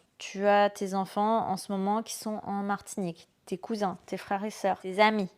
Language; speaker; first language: French; native; French